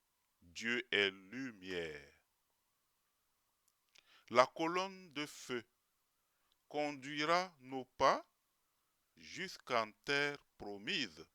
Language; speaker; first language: French; native; French